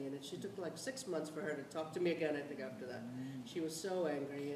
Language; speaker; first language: English; native; English